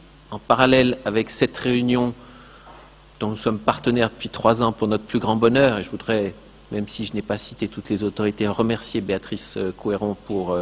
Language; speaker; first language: French; native; French